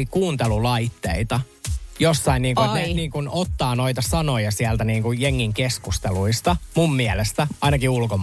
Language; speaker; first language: Finnish; native; Finnish